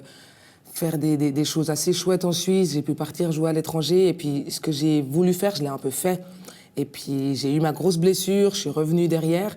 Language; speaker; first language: French; native; French